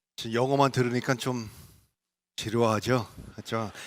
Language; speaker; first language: Korean; early bilingual, other home language; English